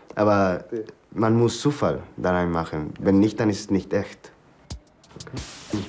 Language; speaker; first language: German; non-native, learner; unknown